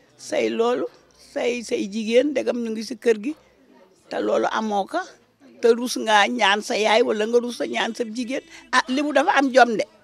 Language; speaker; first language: Wolof; native; Wolof